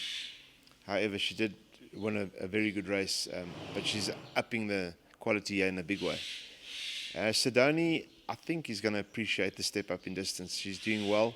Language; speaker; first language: English; native; English